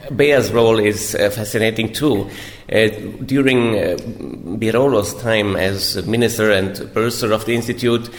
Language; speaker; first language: English; non-native, fluent; German